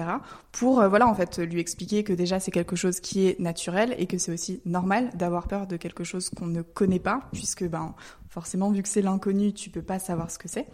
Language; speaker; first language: French; native; French